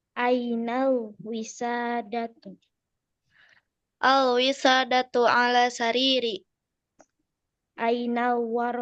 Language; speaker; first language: Arabic; non-native, learner; Indonesian